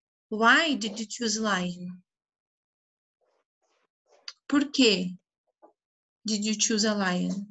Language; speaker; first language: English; non-native, fluent; Portuguese